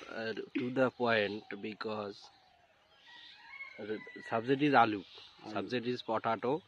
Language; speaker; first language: English; non-native, learner; Bangla